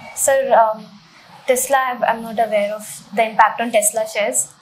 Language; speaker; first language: English; non-native, local second language; Hindi